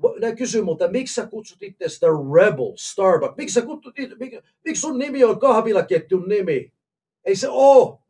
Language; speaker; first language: Finnish; early bilingual, heritage; Finnish